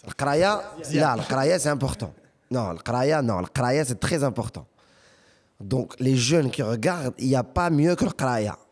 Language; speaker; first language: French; non-native, local second language; Arabic